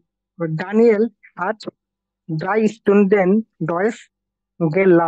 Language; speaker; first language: German; non-native, learner; Bangla